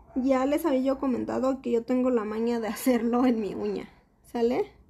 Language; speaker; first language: Spanish; native; Spanish